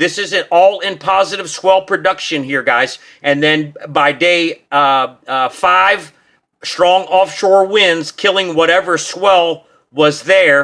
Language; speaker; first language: English; native; English